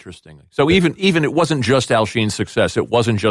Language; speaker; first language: English; native; English